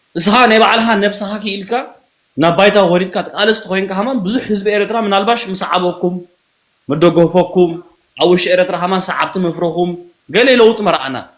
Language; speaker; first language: Tigrinya; early bilingual, heritage; Tigrinya